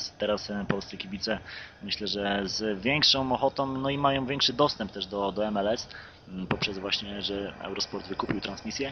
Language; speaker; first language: Polish; native; Polish